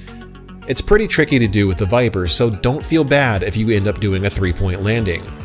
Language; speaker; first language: English; native; English